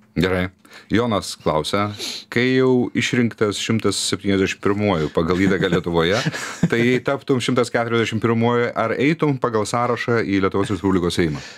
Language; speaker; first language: Lithuanian; native; Lithuanian